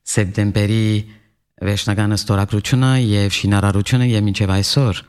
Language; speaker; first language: Armenian; early bilingual, heritage; Armenian